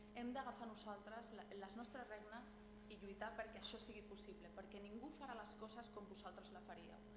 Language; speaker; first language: Catalan; non-native, local second language; Spanish